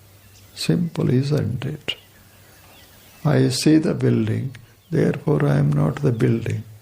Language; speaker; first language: English; non-native, local second language; Kannada